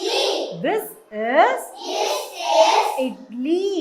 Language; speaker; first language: English; non-native, fluent; Tamil